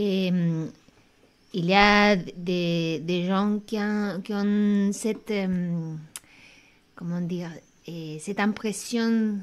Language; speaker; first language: French; non-native, fluent; Spanish